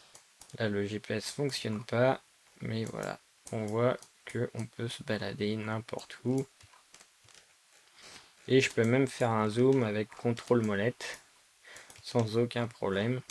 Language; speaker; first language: French; native; French